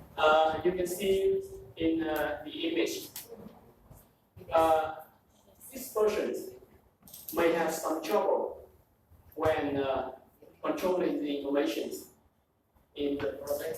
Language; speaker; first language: English; non-native, fluent; Vietnamese